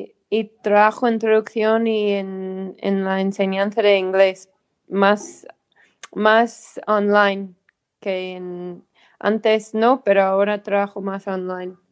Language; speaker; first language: Spanish; non-native, fluent; English